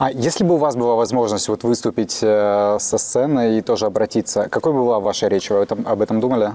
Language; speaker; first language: Russian; native; Russian